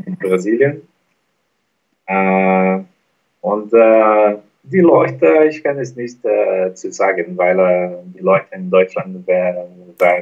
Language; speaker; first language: German; non-native, learner; Portuguese